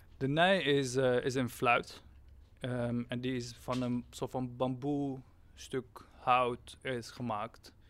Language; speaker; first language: Dutch; non-native, fluent; Arabic